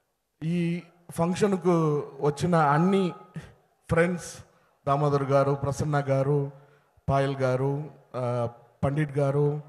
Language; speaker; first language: Telugu; non-native, learner; Tamil